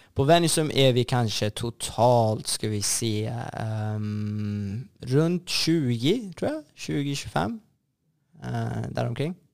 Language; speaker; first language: Swedish; native; Swedish